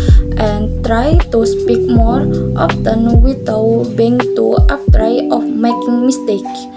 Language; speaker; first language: English; non-native, learner; Indonesian